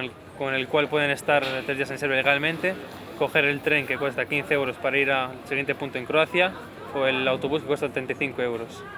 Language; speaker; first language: Spanish; native; Spanish